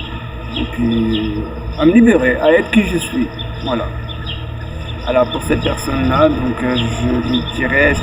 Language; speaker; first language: French; native; French